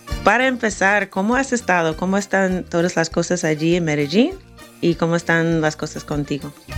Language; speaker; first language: Spanish; non-native, fluent; English